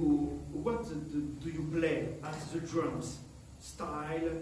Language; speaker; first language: English; non-native, learner; French